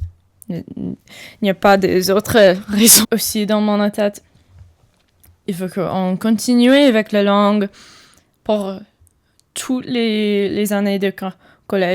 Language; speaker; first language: French; non-native, learner; English